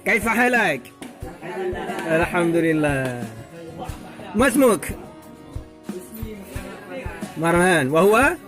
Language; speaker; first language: Arabic; non-native, fluent; Indonesian